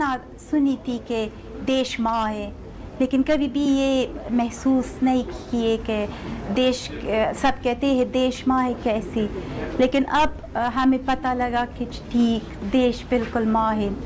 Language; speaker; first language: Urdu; non-native, fluent; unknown